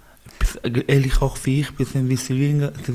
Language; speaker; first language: German; non-native, learner; Baluchi